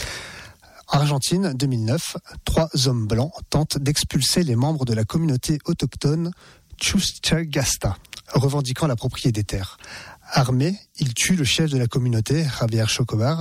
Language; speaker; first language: French; native; French